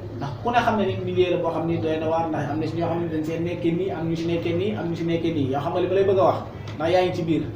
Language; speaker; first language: Wolof; native; Wolof